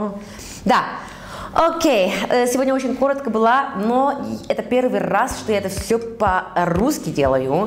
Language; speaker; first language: Russian; early bilingual, heritage; Russian